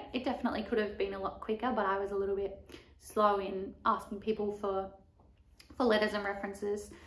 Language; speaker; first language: English; native; English